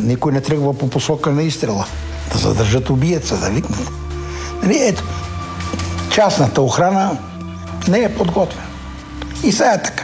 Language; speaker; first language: Bulgarian; native; Bulgarian